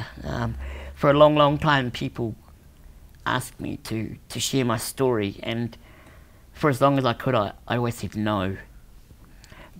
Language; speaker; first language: English; native; English